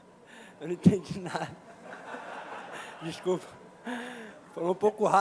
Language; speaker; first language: Portuguese; native; Portuguese